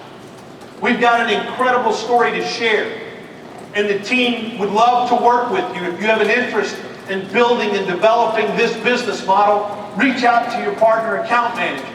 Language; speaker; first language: English; native; English